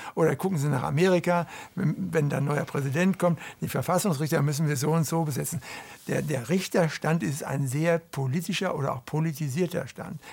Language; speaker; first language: German; native; German